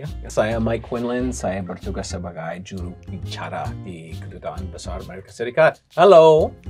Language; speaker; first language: Indonesian; non-native, fluent; English